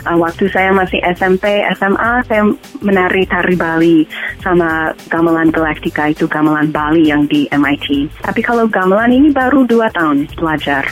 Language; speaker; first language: Indonesian; non-native, fluent; English